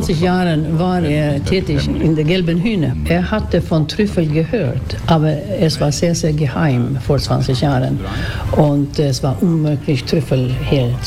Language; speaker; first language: Swedish; non-native, learner; German